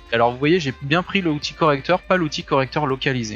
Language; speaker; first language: French; native; French